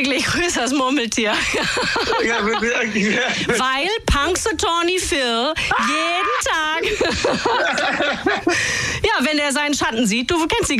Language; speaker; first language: German; native; German